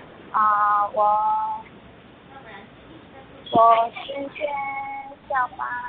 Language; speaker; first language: Chinese; non-native, learner; Korean